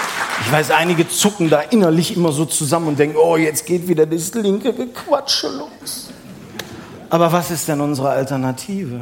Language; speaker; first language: German; native; German